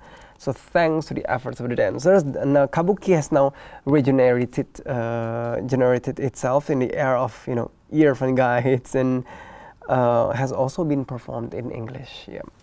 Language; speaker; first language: English; non-native, fluent; Indonesian